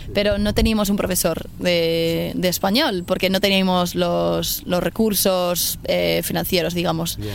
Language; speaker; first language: Spanish; non-native, fluent; English